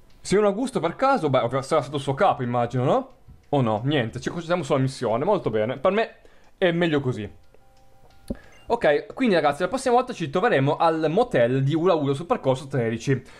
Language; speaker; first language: Italian; native; Italian